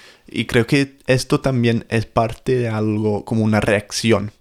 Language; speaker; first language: Spanish; non-native, fluent; English